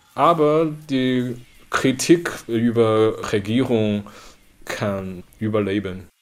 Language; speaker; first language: German; non-native, fluent; Chinese